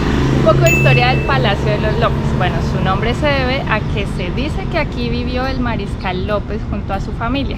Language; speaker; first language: Spanish; native; Spanish